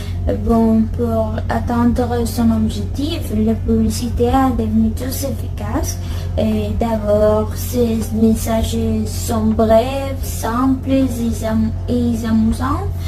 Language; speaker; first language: French; non-native, learner; Spanish